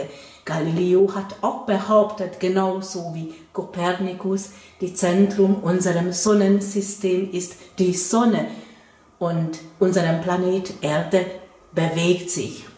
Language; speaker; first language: German; non-native, fluent; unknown